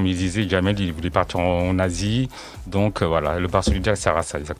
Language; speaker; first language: French; native; French